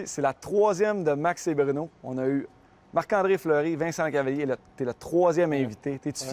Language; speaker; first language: French; native; French